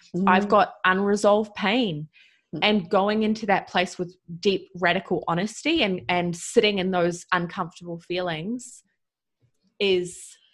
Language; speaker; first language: English; native; English